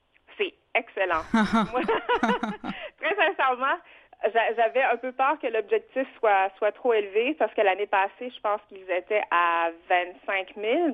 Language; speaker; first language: French; early bilingual, other home language; Vietnamese